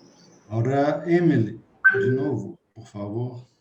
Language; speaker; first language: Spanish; non-native, fluent; Portuguese